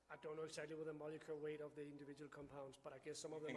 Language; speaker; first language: English; non-native, fluent; Danish